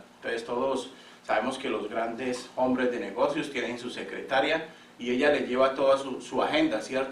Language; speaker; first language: Spanish; native; Spanish